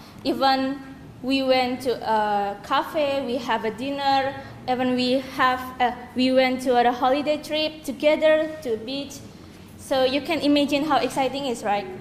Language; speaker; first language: English; non-native, learner; Indonesian